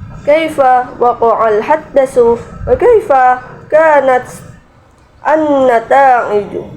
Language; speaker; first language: Arabic; non-native, learner; Indonesian